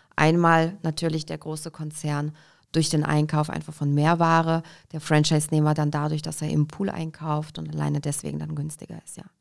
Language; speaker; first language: German; early bilingual, other home language; Russian